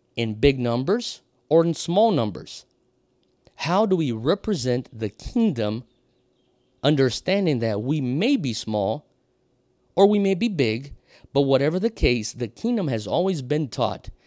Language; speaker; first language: English; non-native, fluent; Portuguese